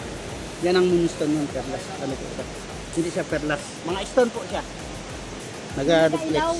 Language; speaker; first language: Filipino; native; Filipino